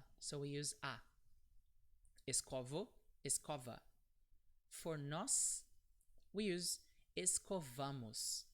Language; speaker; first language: Portuguese; non-native, fluent; English